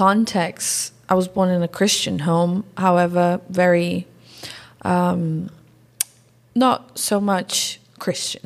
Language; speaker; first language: English; early bilingual, other home language; Portuguese